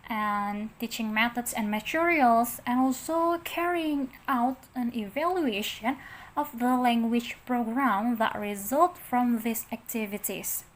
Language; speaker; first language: English; non-native, learner; Indonesian